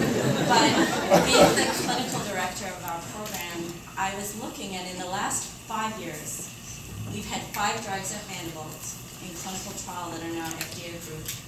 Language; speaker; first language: English; native; English